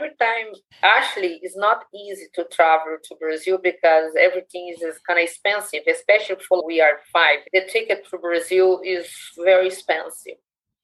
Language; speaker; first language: English; non-native, learner; Portuguese